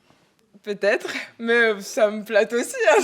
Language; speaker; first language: French; native; French